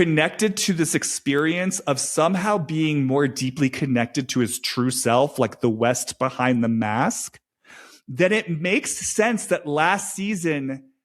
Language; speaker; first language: English; native; English